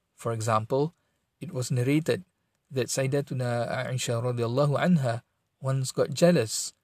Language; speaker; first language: English; non-native, local second language; Malay